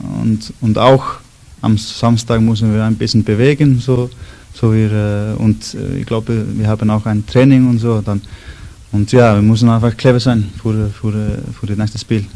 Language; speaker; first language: German; non-native, learner; Icelandic